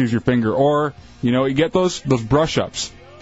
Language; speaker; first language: English; native; English